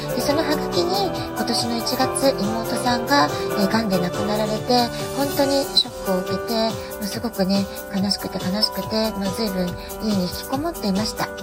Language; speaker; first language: Japanese; native; Japanese